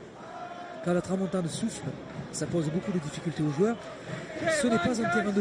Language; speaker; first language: French; native; French